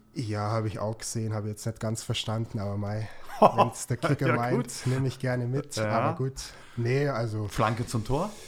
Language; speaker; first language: German; native; German